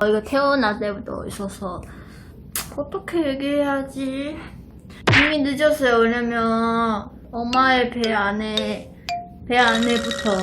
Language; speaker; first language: Korean; non-native, learner; Chinese